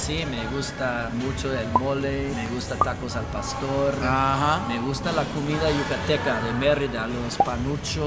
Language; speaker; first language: Spanish; non-native, learner; English